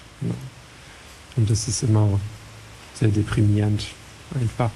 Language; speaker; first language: German; non-native, fluent; French